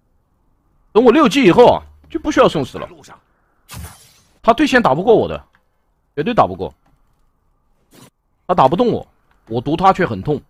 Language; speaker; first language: Chinese; native; Chinese